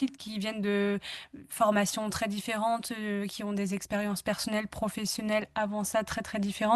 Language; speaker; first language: French; native; French